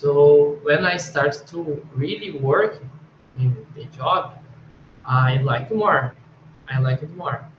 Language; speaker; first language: English; non-native, learner; Portuguese